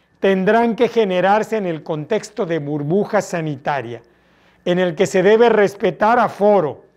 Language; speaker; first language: Spanish; native; Spanish